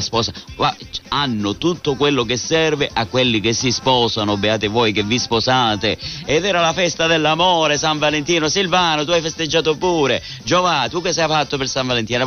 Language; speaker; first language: Italian; early bilingual, heritage; Italian